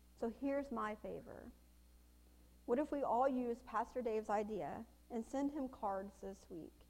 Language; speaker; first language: English; native; English